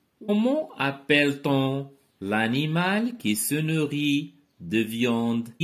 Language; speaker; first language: French; non-native, local second language; Arabic